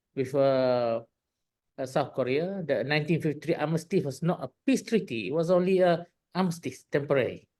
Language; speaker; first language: English; non-native, local second language; Malay